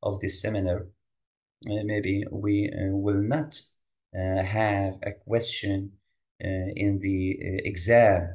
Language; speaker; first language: English; non-native, fluent; Arabic